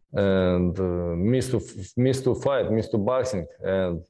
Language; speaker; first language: English; non-native, learner; Russian